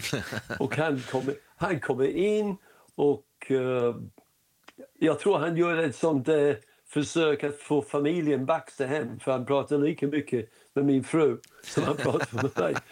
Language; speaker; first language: Swedish; non-native, fluent; English